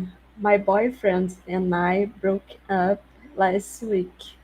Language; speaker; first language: English; non-native, learner; Portuguese